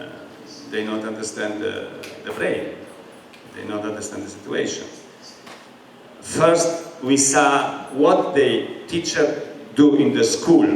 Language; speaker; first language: English; non-native, learner; Polish